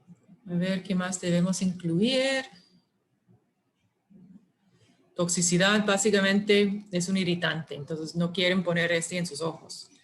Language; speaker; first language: Spanish; non-native, fluent; English